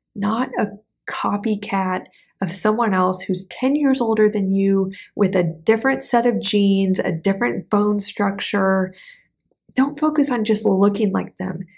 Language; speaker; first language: English; native; English